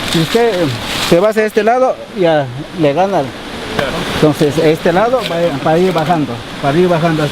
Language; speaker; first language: Spanish; non-native, local second language; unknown